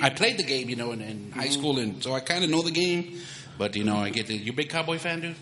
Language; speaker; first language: English; early bilingual, other home language; Spanish